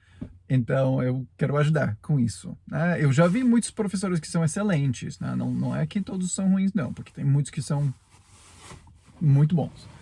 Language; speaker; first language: Portuguese; non-native, fluent; English